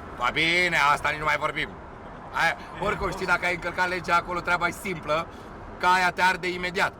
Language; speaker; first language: Romanian; native; Romanian